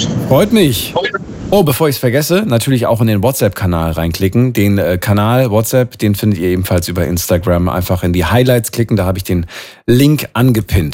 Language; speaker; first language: German; native; German